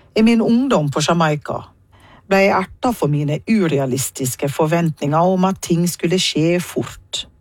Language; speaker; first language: Norwegian; non-native, fluent; English